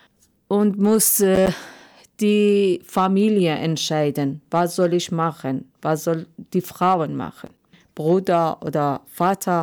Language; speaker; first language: German; non-native, learner; Persian